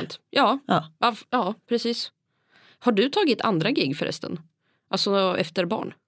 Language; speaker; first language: Swedish; native; Swedish